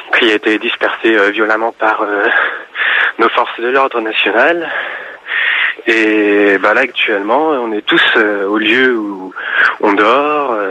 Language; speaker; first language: French; native; French